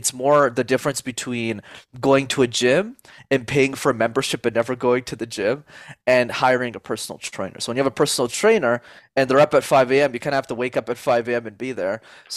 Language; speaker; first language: English; native; English